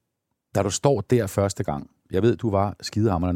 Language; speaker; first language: Danish; native; Danish